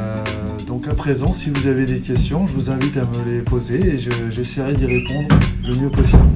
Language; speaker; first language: French; native; French